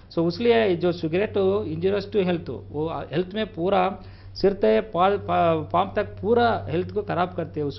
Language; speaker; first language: Hindi; non-native, local second language; Telugu